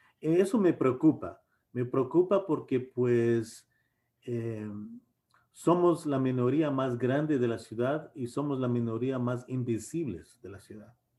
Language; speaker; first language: Spanish; native; Spanish